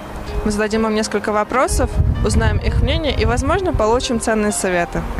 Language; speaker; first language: Russian; native; Russian